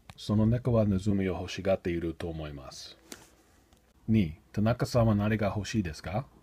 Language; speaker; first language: Japanese; non-native, learner; English